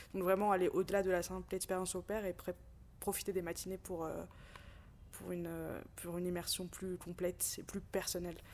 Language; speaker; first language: French; native; French